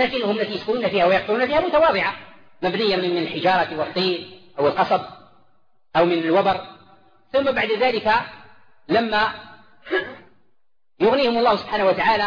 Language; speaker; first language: Arabic; native; Arabic